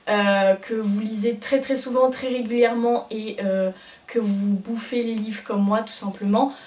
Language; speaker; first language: French; native; French